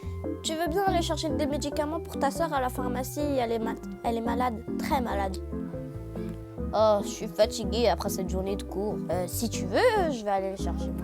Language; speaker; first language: French; native; French